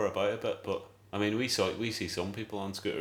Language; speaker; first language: English; native; English